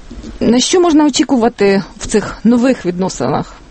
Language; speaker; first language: Ukrainian; native; Ukrainian